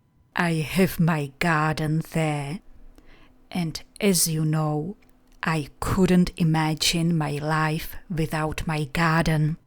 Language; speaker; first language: English; non-native, fluent; Czech